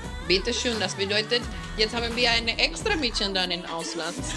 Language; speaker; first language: German; non-native, fluent; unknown